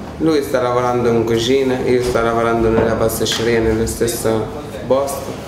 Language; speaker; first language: Italian; non-native, learner; Arabic